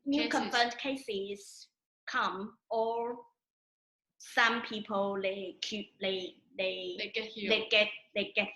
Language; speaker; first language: English; non-native, learner; Chinese